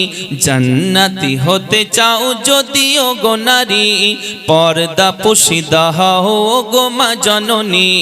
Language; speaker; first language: Bangla; native; Bangla